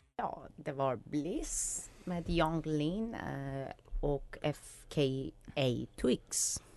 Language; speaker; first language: Swedish; non-native, fluent; Persian